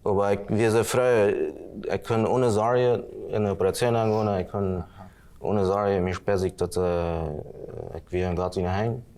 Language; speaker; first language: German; non-native, local second language; Plautdietsch